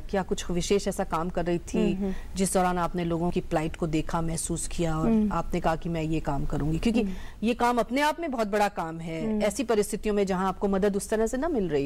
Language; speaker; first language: Hindi; native; Hindi